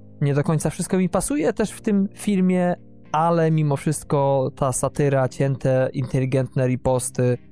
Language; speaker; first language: Polish; native; Polish